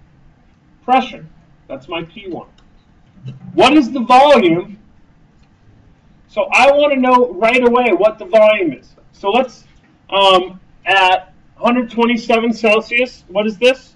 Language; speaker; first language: English; native; English